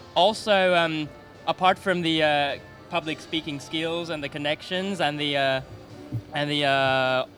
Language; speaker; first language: English; non-native, fluent; Thai